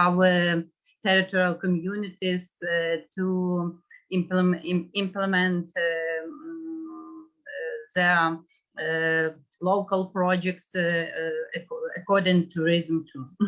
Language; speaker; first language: English; non-native, fluent; Ukrainian